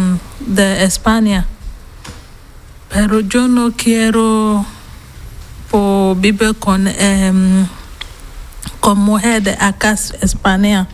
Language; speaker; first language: Spanish; non-native, learner; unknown